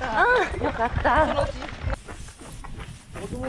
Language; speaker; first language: Japanese; native; Japanese